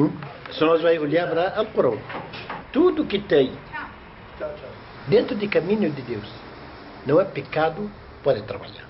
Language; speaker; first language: Portuguese; non-native, learner; Arabic